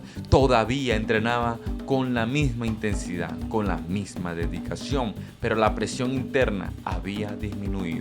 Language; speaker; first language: Spanish; native; Spanish